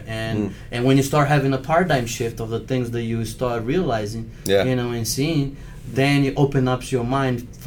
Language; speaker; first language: English; native; English